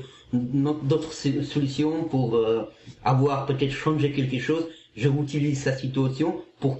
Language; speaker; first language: French; non-native, learner; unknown